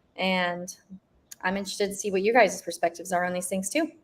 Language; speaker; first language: English; native; English